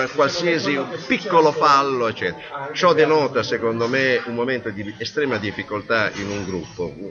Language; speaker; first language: Italian; native; Italian